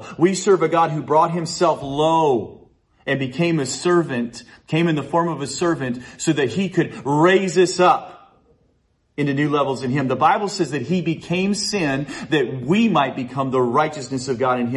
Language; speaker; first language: English; native; English